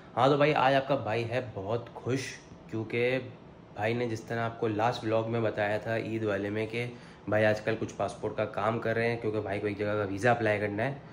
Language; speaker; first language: Urdu; native; Urdu